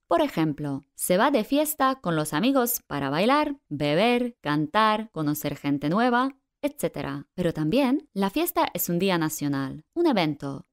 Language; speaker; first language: Spanish; non-native, fluent; Polish